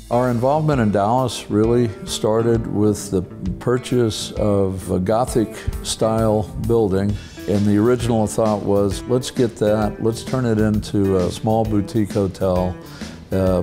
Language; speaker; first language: English; native; English